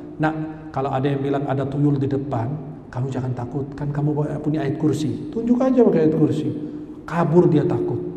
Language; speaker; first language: Indonesian; non-native, fluent; Arabic